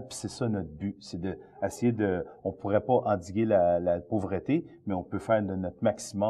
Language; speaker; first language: French; native; French